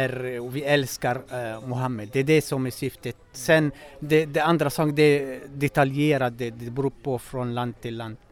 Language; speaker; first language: Swedish; non-native, fluent; Arabic